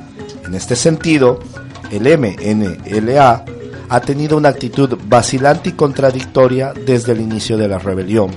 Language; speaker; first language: Spanish; native; Spanish